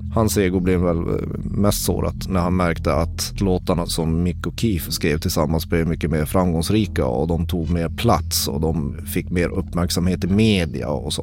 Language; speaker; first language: Swedish; native; Swedish